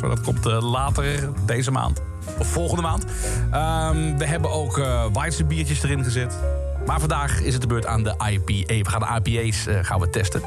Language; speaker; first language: Dutch; native; Dutch